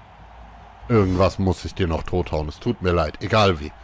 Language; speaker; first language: German; native; German